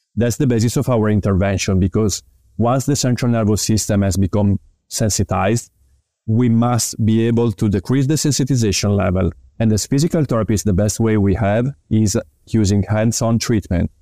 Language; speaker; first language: English; non-native, fluent; Italian